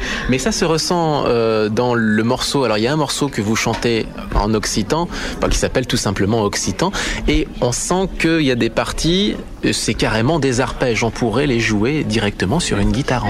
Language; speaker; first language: French; native; French